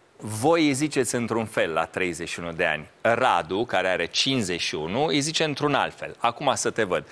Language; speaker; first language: Romanian; native; Romanian